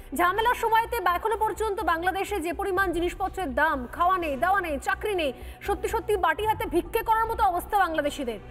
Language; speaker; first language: Bangla; native; Bangla